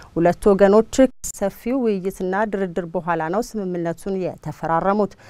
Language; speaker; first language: Amharic; non-native, local second language; Oromo